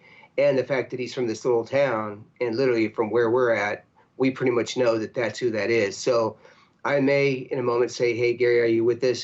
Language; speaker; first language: English; native; English